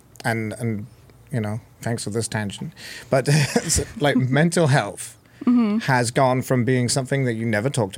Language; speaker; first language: English; native; English